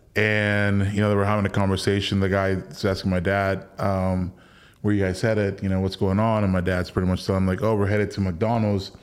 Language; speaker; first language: English; early bilingual, other home language; Spanish